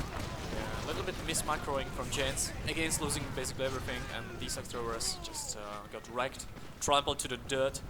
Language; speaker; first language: English; non-native, fluent; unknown